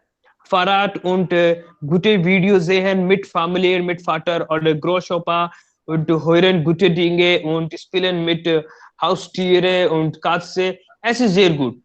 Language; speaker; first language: German; non-native, learner; Hindi